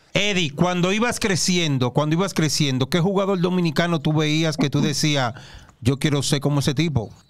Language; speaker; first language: Spanish; native; Spanish